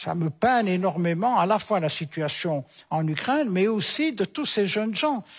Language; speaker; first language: French; native; French